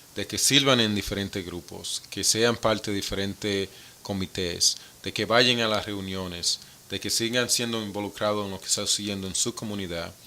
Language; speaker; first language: Spanish; early bilingual, other home language; English